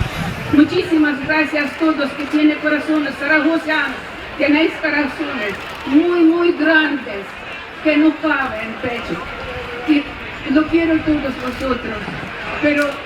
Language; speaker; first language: Spanish; non-native, fluent; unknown